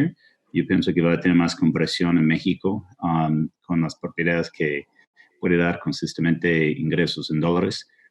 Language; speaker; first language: Spanish; non-native, fluent; English